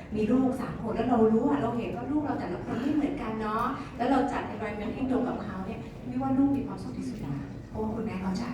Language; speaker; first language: Thai; native; Thai